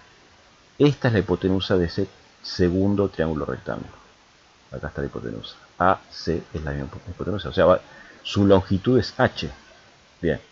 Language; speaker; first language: Spanish; native; Spanish